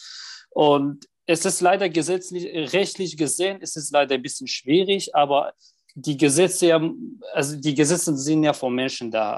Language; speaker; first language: German; non-native, fluent; Arabic